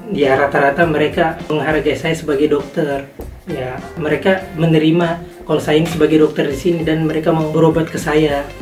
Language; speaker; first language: Indonesian; native; Indonesian